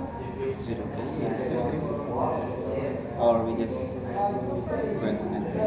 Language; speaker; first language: English; non-native, learner; Indonesian